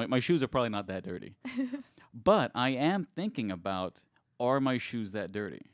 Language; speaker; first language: English; native; English